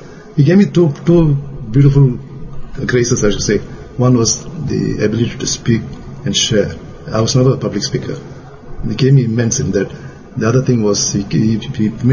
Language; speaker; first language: English; non-native, local second language; Tamil